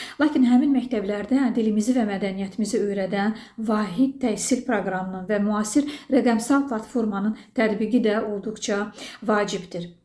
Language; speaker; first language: Azerbaijani; native; Azerbaijani